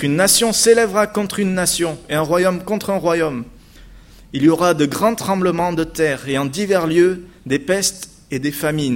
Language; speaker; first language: French; native; French